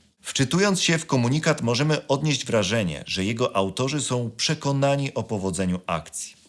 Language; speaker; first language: Polish; native; Polish